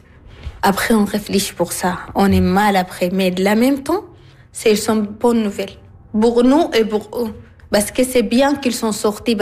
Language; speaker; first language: French; non-native, learner; Arabic